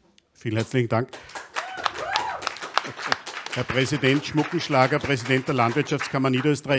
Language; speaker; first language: German; native; German